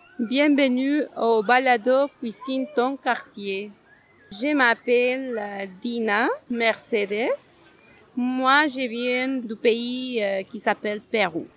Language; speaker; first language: French; non-native, fluent; Spanish